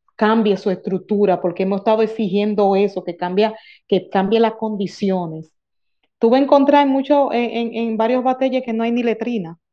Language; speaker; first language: Spanish; native; Spanish